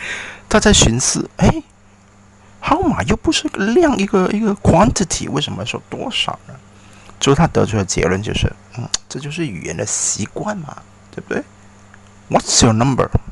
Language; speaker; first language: Chinese; early bilingual, heritage; Chinese